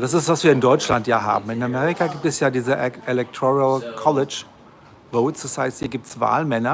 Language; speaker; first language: German; native; German